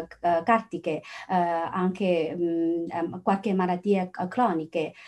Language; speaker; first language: Italian; non-native, fluent; Chinese